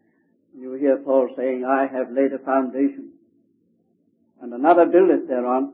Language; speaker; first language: English; native; English